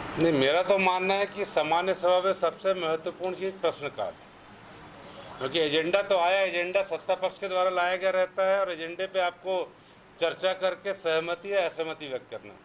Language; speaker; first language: Hindi; native; Hindi